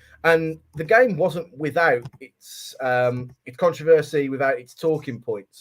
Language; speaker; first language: English; native; English